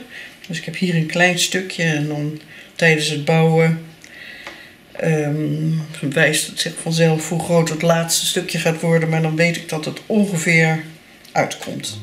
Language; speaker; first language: Dutch; native; Dutch